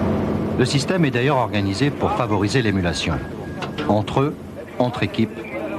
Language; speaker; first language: French; native; French